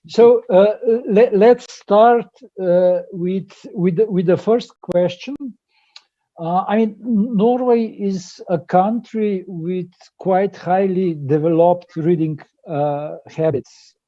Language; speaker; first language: English; non-native, fluent; Slovenian